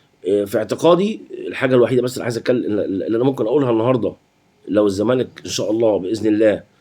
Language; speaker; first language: Arabic; native; Arabic